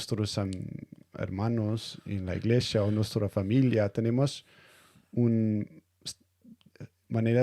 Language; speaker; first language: Spanish; non-native, fluent; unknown